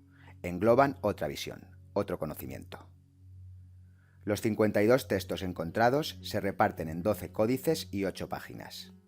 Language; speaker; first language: Spanish; native; Spanish